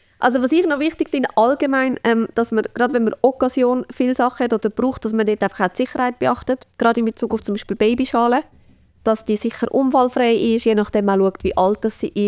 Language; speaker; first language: German; native; German